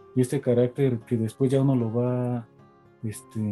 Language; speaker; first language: Spanish; native; Spanish